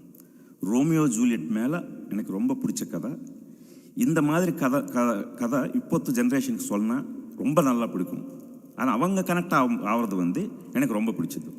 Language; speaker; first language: Tamil; non-native, fluent; Telugu